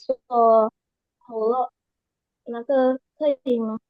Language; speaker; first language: Chinese; non-native, learner; Indonesian